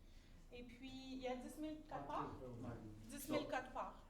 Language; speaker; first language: French; native; French